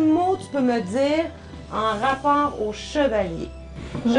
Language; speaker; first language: French; native; French